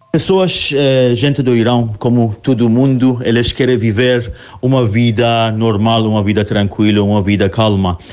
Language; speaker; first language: Portuguese; non-native, learner; Persian